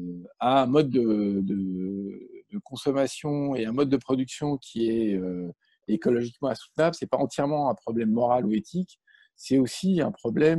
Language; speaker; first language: French; native; French